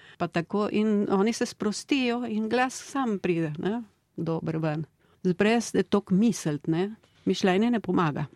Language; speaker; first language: Slovenian; early bilingual, heritage; Slovenian